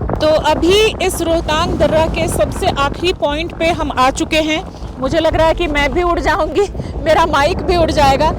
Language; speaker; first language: Hindi; native; Hindi